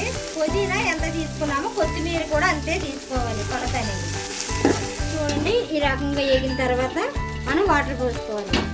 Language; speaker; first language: Telugu; native; Telugu